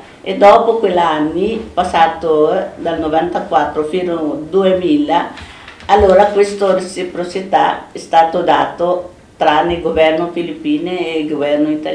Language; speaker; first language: Italian; non-native, fluent; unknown